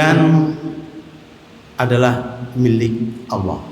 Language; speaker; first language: Indonesian; native; Indonesian